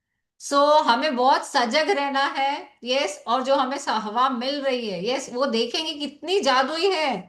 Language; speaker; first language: Hindi; native; Hindi